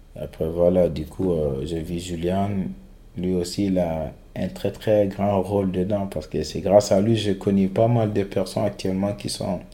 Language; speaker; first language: French; non-native, local second language; Fula